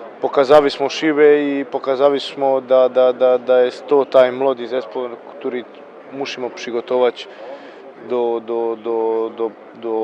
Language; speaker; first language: Polish; non-native, learner; Croatian